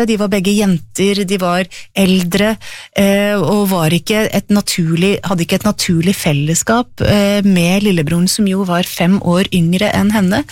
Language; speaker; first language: Norwegian; native; Norwegian